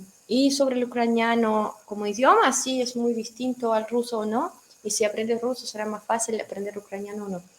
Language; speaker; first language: Spanish; non-native, fluent; Russian